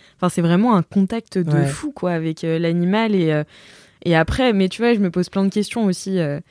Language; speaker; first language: French; native; French